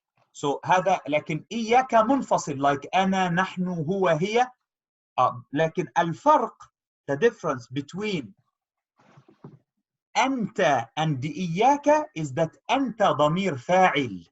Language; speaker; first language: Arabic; non-native, fluent; English